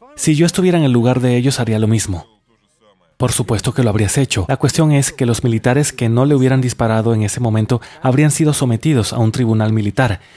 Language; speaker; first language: Spanish; non-native, fluent; Russian